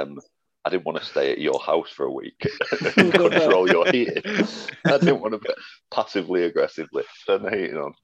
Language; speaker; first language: English; native; English